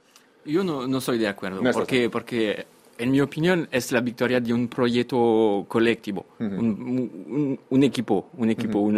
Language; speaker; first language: Spanish; non-native, fluent; French